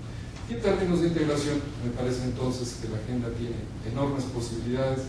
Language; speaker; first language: Spanish; native; Spanish